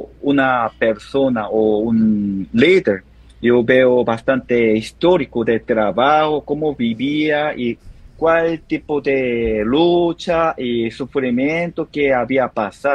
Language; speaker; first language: Spanish; non-native, learner; Korean